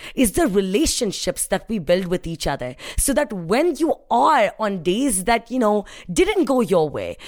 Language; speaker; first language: English; non-native, local second language; Hindi